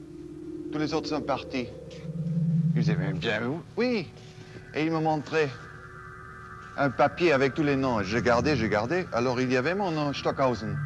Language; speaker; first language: French; non-native, fluent; German